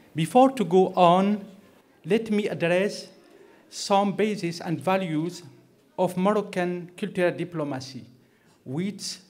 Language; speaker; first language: English; non-native, fluent; Arabic